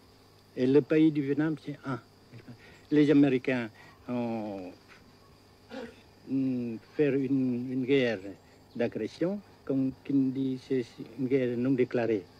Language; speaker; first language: French; non-native, fluent; Vietnamese